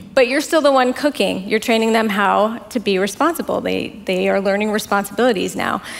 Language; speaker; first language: English; native; English